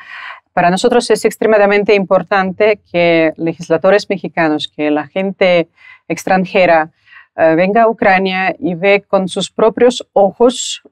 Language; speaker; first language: Spanish; non-native, fluent; Ukrainian